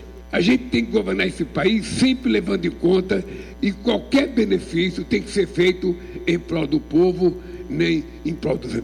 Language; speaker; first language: Portuguese; native; Portuguese